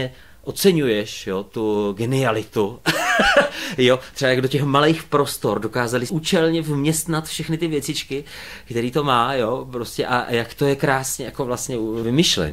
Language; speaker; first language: Czech; native; Czech